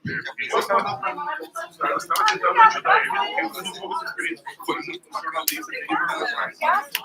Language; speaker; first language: Portuguese; non-native, learner; English